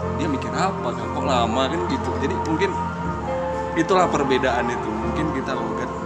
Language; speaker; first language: Indonesian; native; Indonesian